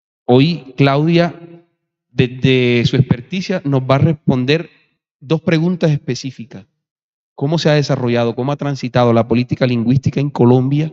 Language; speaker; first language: Spanish; native; Spanish